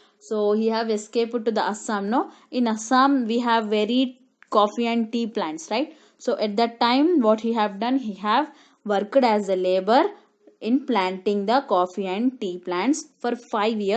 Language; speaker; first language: English; non-native, local second language; Telugu